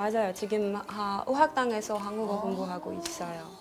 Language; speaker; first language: Korean; non-native, learner; Arabic